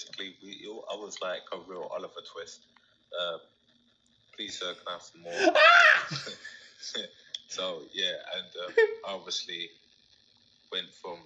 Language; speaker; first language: English; native; English